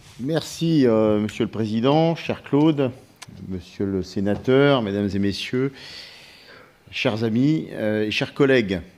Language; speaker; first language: French; native; French